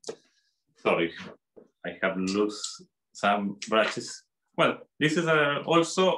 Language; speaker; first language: English; non-native, fluent; Spanish